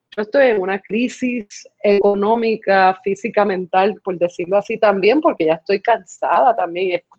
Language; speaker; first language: Spanish; early bilingual, other home language; English